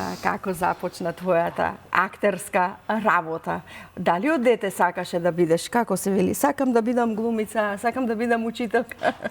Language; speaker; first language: Macedonian; native; Macedonian